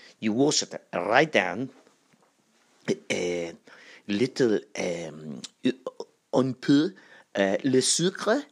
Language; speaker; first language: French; non-native, learner; English